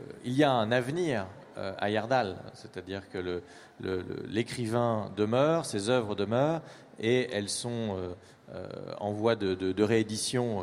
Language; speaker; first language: French; native; French